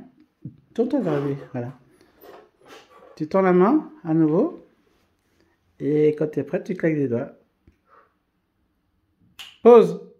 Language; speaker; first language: French; native; French